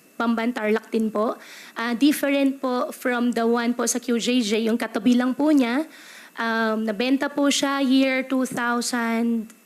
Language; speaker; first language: Filipino; native; Filipino